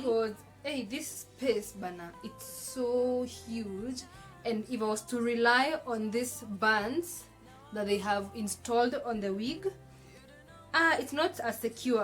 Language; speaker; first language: English; non-native, local second language; Swahili